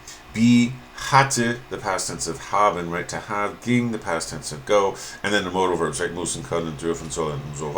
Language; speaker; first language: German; non-native, fluent; English